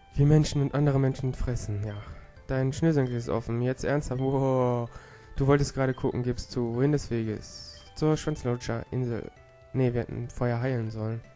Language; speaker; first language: German; native; German